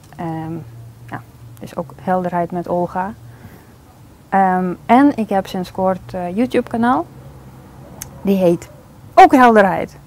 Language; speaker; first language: Dutch; non-native, fluent; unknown